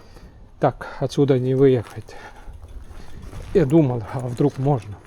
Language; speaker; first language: Russian; non-native, local second language; Estonian